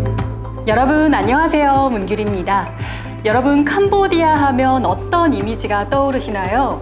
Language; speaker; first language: Korean; native; Korean